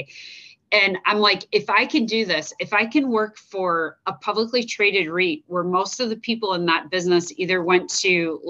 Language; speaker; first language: English; native; English